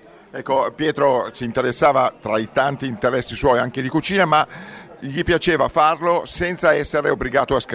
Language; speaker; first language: Italian; native; Italian